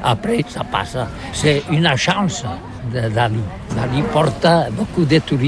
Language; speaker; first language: French; non-native, learner; Catalan